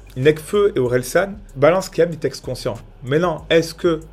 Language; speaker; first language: French; native; French